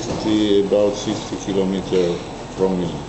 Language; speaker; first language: English; non-native, learner; Italian